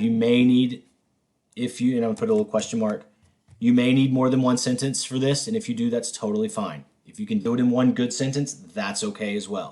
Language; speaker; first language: English; native; English